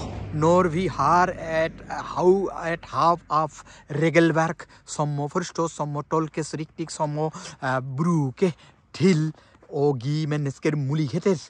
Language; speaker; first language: Norwegian; non-native, fluent; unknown